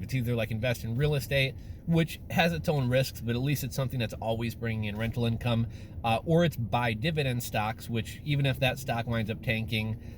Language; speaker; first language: English; native; English